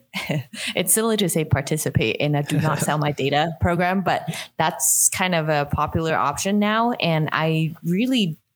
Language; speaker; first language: English; non-native, local second language; Cantonese